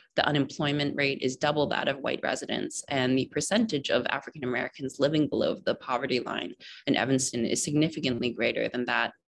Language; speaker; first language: English; native; English